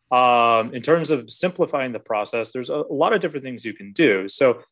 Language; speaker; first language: English; native; English